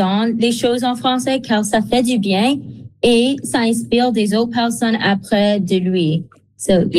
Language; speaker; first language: French; non-native, local second language; English